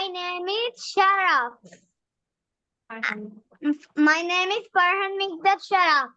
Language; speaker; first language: English; non-native, learner; Bangla